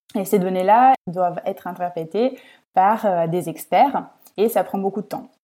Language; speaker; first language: French; non-native, fluent; Italian